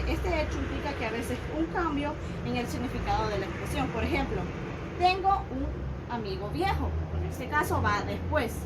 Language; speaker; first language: Spanish; native; Spanish